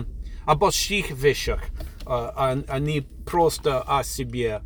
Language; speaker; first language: Russian; non-native, fluent; English